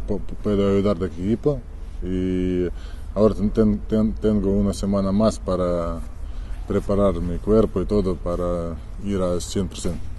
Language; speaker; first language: Spanish; non-native, learner; Ukrainian